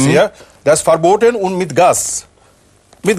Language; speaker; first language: German; non-native, learner; Bangla